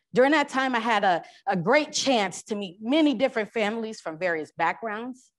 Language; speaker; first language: English; native; English